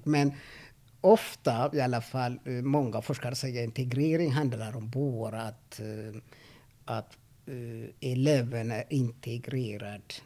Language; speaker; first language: Swedish; non-native, fluent; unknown